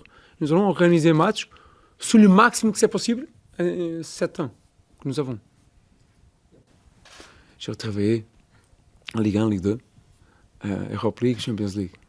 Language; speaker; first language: French; non-native, fluent; Portuguese